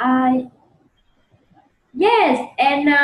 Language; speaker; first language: English; non-native, learner; Vietnamese